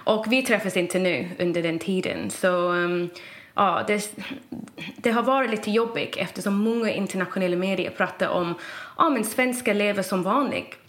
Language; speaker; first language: Swedish; non-native, fluent; English